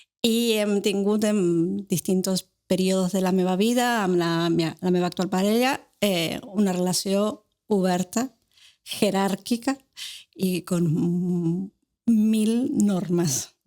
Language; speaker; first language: Catalan; non-native, learner; Spanish